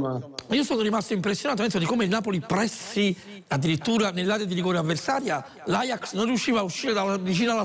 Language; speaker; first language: Italian; native; Italian